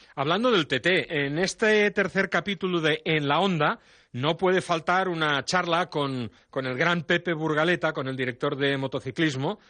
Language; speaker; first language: Spanish; non-native, local second language; Catalan